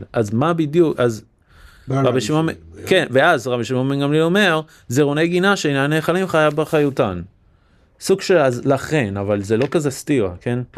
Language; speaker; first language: Hebrew; non-native, fluent; English